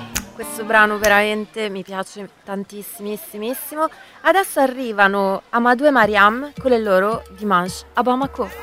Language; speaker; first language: Italian; native; Italian